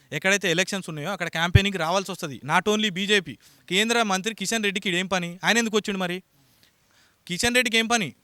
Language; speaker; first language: Telugu; native; Telugu